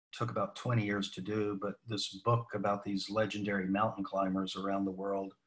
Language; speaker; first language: English; native; English